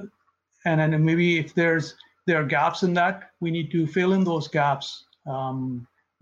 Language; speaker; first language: English; non-native, local second language; Punjabi